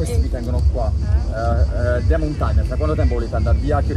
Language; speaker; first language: Italian; native; Italian